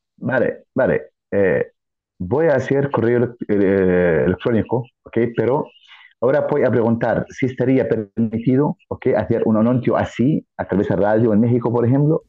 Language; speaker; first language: Spanish; non-native, fluent; Arabic